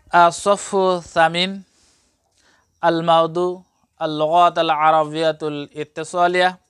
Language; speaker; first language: Arabic; non-native, fluent; Bangla